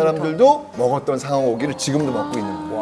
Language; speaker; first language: Korean; native; Korean